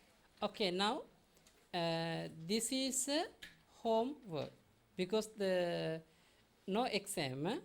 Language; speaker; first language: English; non-native, learner; Sinhala